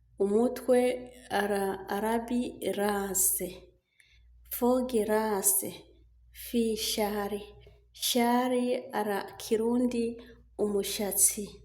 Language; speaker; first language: Arabic; non-native, learner; Rundi